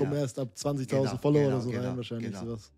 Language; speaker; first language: German; native; German